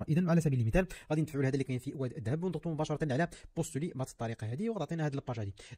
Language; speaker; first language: Arabic; native; Arabic